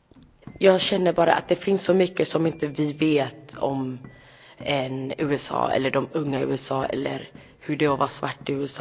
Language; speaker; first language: Swedish; early bilingual, other home language; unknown